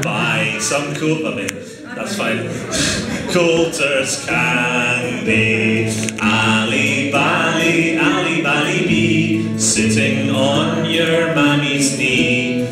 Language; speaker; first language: English; native; English